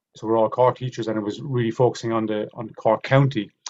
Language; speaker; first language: English; native; English